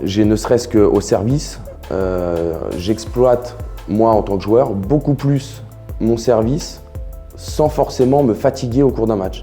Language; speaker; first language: French; native; French